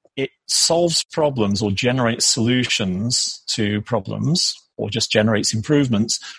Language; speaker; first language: English; native; English